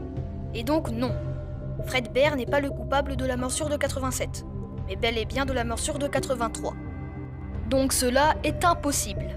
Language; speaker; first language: French; native; French